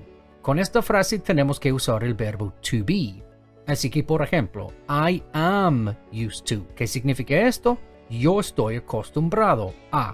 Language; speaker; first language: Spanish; non-native, fluent; English